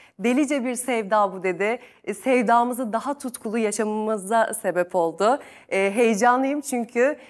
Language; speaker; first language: Turkish; native; Turkish